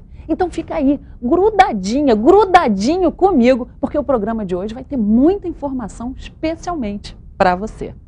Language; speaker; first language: Portuguese; native; Portuguese